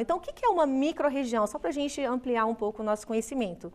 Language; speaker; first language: Portuguese; native; Portuguese